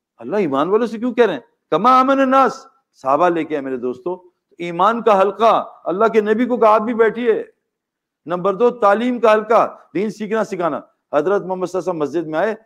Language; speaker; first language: Urdu; native; Urdu